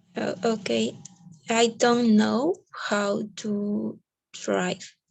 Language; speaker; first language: English; non-native, learner; Spanish